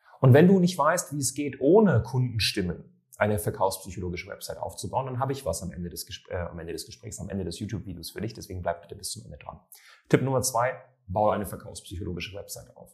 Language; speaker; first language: German; native; German